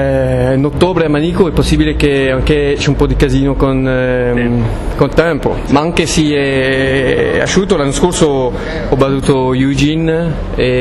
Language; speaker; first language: Italian; non-native, fluent; French